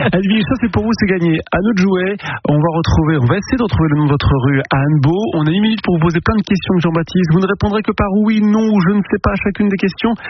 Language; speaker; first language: French; native; French